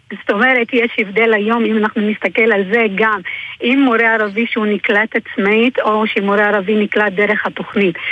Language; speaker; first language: Hebrew; non-native, local second language; Arabic